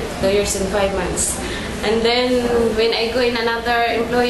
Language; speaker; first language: English; non-native, learner; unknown